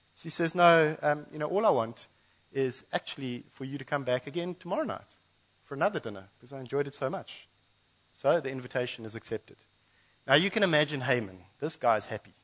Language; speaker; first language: English; native; English